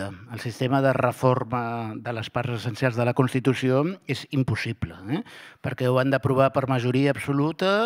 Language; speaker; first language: Catalan; native; Catalan